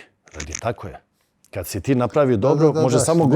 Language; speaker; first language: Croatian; early bilingual, heritage; Bosnian